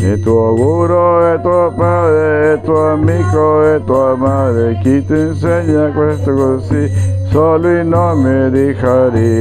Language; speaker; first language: Italian; non-native, learner; Spanish